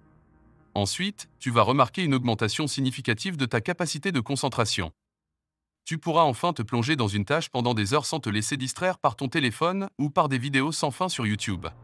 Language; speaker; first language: French; native; French